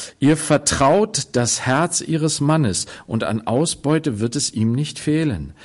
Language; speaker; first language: German; native; German